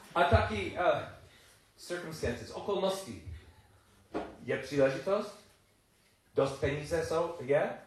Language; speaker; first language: Czech; non-native, learner; English